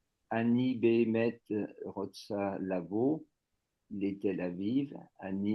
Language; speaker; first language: Hebrew; non-native, learner; French